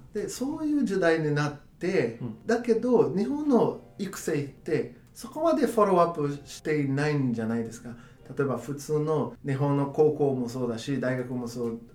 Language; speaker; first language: Japanese; non-native, fluent; Portuguese